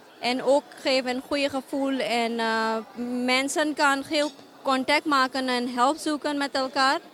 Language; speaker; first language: Dutch; non-native, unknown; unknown